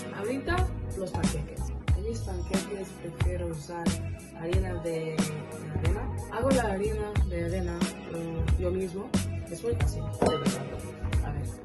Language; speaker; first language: Spanish; non-native, learner; English